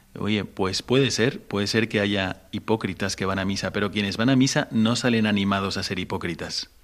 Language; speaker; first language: Spanish; native; Spanish